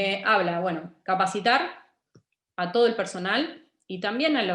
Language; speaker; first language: Spanish; native; Spanish